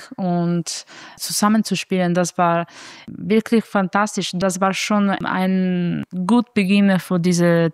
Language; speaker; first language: German; non-native, fluent; Italian